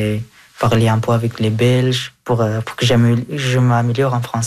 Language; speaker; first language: French; non-native, fluent; Persian